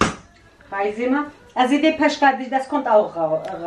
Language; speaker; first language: German; non-native, learner; Central Kurdish